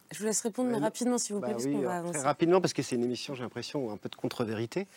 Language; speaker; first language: French; native; French